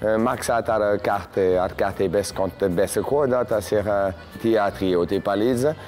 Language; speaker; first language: Latvian; non-native, learner; French